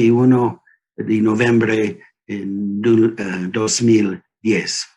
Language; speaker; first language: Spanish; non-native, learner; English